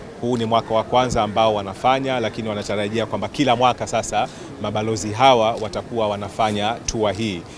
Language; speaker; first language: Swahili; native; Swahili